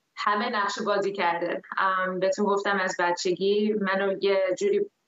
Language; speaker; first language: Persian; early bilingual, heritage; Persian